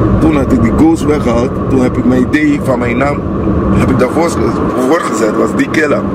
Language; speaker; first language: Dutch; non-native, local second language; Papiamento